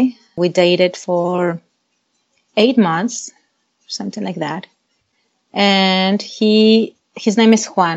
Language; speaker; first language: English; non-native, fluent; Spanish